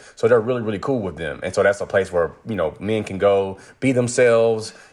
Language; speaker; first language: English; native; English